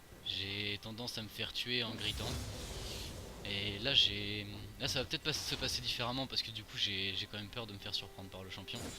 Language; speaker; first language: French; native; French